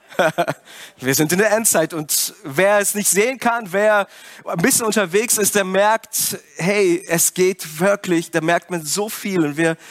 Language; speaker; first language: German; non-native, fluent; Portuguese